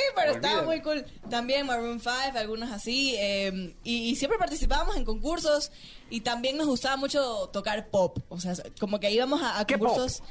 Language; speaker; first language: Spanish; native; Spanish